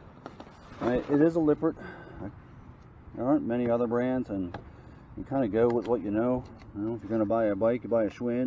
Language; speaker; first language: English; native; English